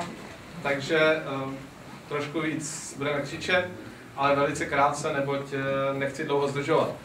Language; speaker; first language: Czech; native; Czech